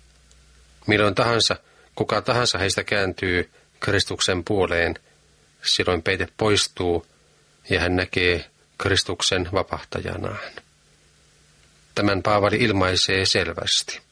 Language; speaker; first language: Finnish; native; Finnish